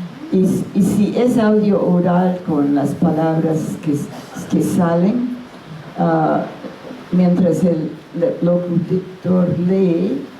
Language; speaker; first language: Spanish; non-native, fluent; English